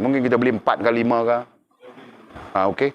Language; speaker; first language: Malay; native; Malay